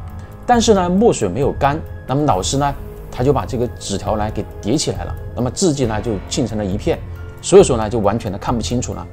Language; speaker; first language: Chinese; native; Chinese